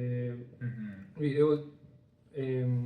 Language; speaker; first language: French; non-native, learner; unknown